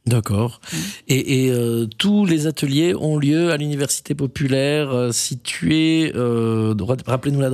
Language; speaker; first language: French; native; French